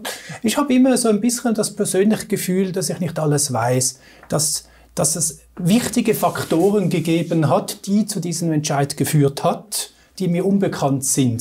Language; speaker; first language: German; native; German